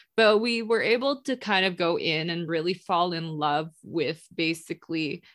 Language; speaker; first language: English; non-native, local second language; Indonesian